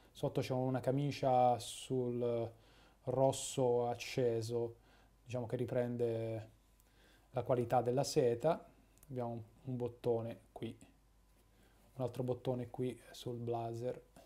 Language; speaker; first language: Italian; native; Italian